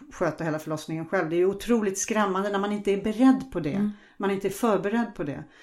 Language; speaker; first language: Swedish; non-native, fluent; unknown